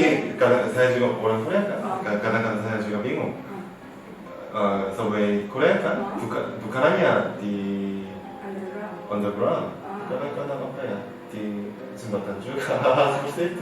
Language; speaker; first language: Indonesian; non-native, learner; Korean